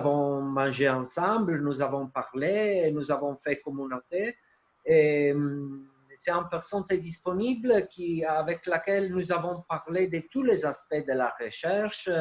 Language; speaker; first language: French; non-native, fluent; Italian